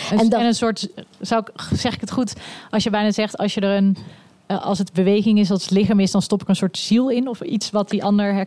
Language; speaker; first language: Dutch; native; Dutch